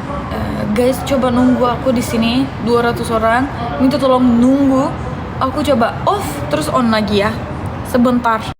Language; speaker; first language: Indonesian; non-native, learner; Turkish